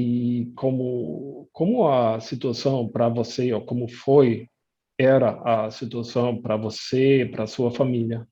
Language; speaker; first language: Portuguese; non-native, fluent; German